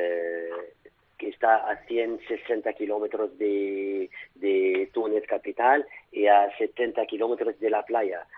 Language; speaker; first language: Spanish; non-native, fluent; Arabic